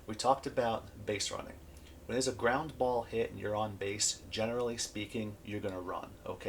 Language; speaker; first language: English; native; English